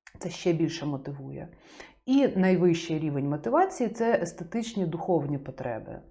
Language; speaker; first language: Ukrainian; native; Ukrainian